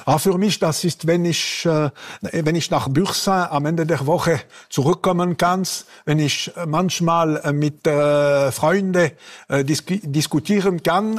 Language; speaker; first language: German; non-native, local second language; French